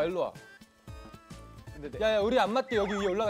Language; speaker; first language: Korean; native; Korean